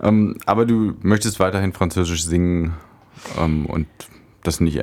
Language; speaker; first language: German; native; German